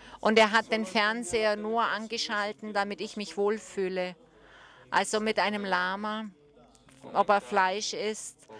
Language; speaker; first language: German; non-native, fluent; English